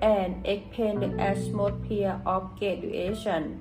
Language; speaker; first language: English; non-native, fluent; Thai